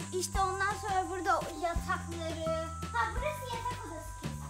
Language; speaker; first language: Turkish; early bilingual, heritage; Turkish